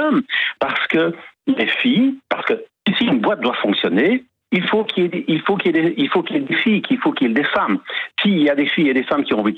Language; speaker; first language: French; native; French